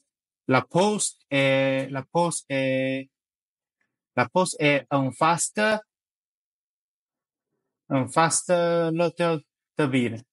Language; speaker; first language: French; non-native, learner; Chinese